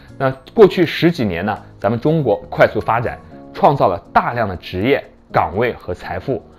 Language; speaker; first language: Chinese; native; Chinese